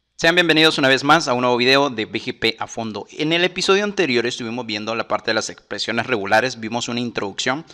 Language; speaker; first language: Spanish; native; Spanish